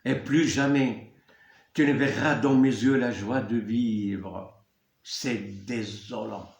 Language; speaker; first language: French; non-native, local second language; Arabic